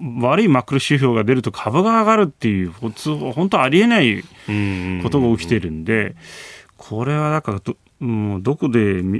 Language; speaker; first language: Japanese; non-native, fluent; Turkish